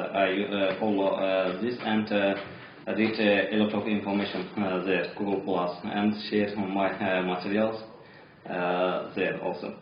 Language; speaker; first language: English; non-native, learner; Azerbaijani